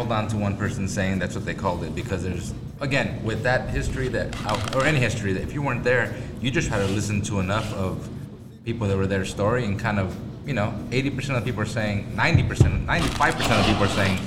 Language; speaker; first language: English; early bilingual, other home language; Spanish